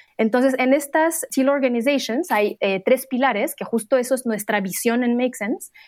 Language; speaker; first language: Spanish; non-native, fluent; Arabic